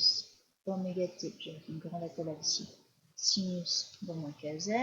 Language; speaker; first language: French; native; French